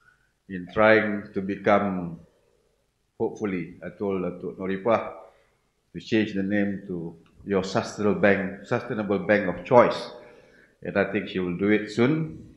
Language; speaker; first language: English; non-native, local second language; Malay